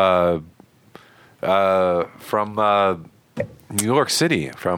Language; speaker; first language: English; native; English